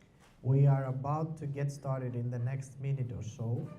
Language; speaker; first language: English; non-native, fluent; Greek